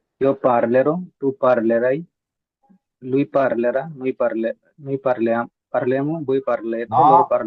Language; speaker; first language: Italian; non-native, fluent; Bangla